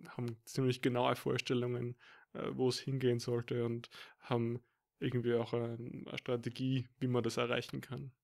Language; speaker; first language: German; native; German